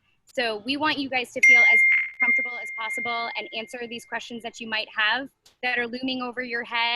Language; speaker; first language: English; native; English